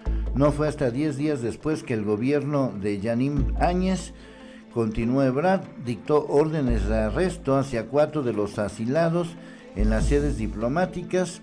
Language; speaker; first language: Spanish; native; Spanish